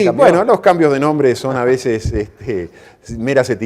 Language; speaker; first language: Spanish; native; Spanish